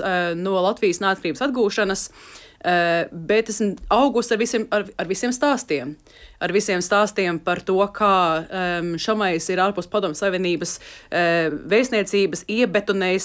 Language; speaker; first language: Latvian; early bilingual, heritage; Latvian